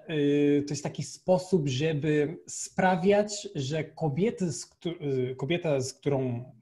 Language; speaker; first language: Polish; non-native, fluent; Portuguese